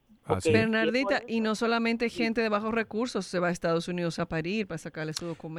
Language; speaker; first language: Spanish; native; Spanish